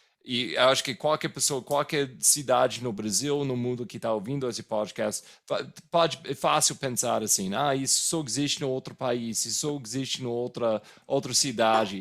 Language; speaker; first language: Portuguese; non-native, fluent; English